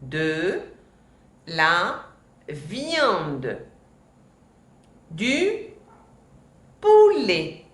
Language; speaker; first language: French; non-native, fluent; Spanish